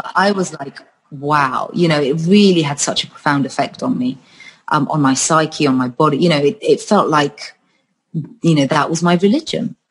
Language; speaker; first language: English; early bilingual, other home language; Georgian